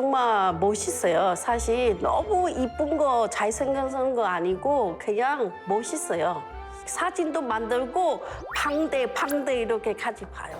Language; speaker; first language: Korean; non-native, learner; Chinese